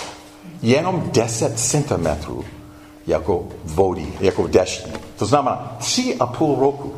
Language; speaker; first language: Czech; non-native, fluent; English